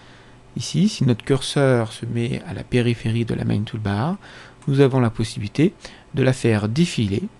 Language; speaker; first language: French; native; French